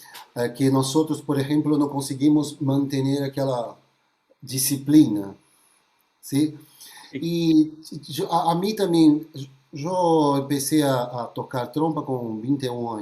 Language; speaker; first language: Spanish; non-native, fluent; Portuguese